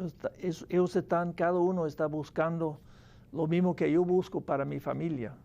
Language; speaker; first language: Spanish; non-native, fluent; English